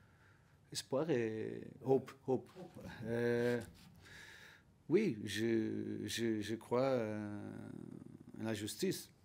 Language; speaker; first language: French; non-native, learner; Portuguese